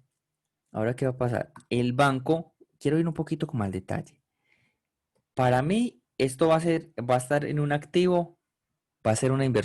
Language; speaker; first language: Spanish; native; Spanish